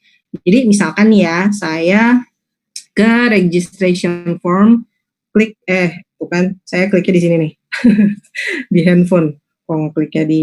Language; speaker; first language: Indonesian; native; Indonesian